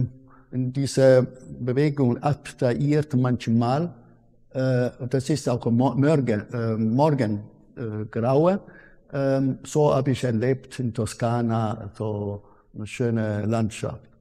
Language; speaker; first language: German; non-native, fluent; Italian